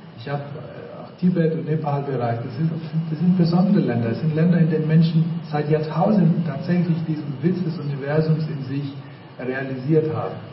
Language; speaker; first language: German; native; German